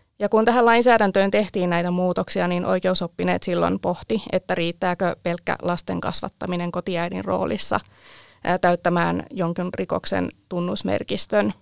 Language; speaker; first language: Finnish; native; Finnish